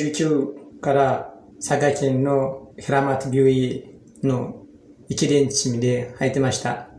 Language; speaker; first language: Japanese; non-native, learner; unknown